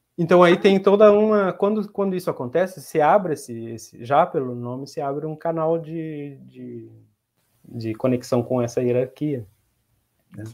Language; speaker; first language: Portuguese; native; Portuguese